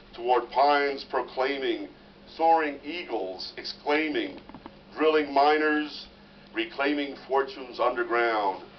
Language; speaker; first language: English; native; English